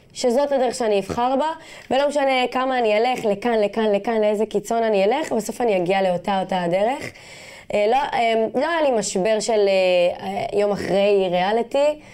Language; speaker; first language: Hebrew; non-native, local second language; Arabic